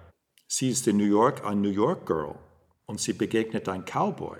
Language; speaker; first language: German; non-native, fluent; English